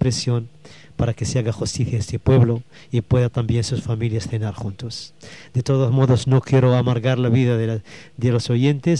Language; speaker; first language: Spanish; non-native, local second language; Arabic